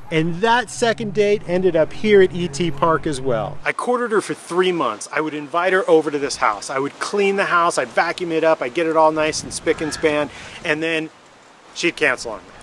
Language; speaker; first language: English; native; English